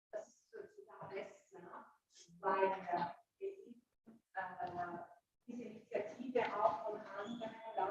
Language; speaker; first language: German; non-native, fluent; Italian